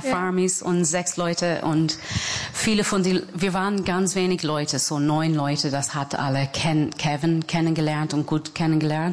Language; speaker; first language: German; non-native, fluent; English